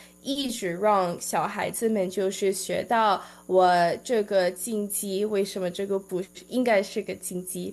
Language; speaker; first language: Chinese; early bilingual, heritage; Chinese